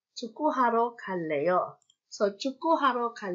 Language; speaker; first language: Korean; non-native, fluent; Filipino